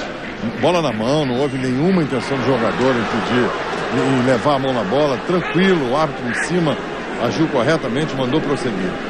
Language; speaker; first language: Portuguese; native; Portuguese